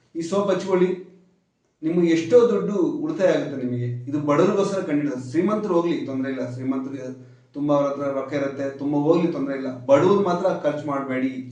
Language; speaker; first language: Kannada; native; Kannada